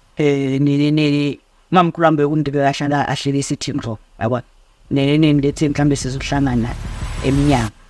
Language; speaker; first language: Zulu; native; Zulu